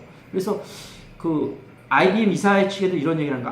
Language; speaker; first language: Korean; native; Korean